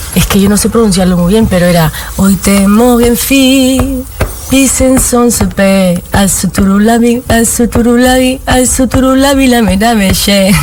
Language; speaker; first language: Spanish; native; Spanish